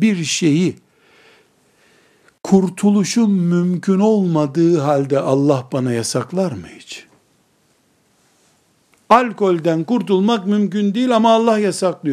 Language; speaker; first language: Turkish; native; Turkish